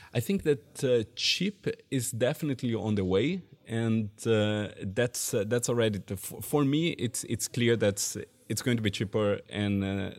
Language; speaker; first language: English; non-native, fluent; Portuguese